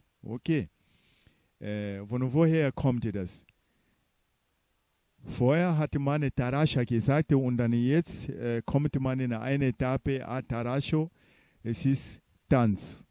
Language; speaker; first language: German; non-native, fluent; Portuguese